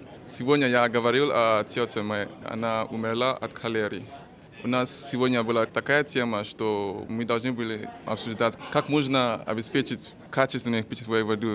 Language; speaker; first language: Russian; non-native, fluent; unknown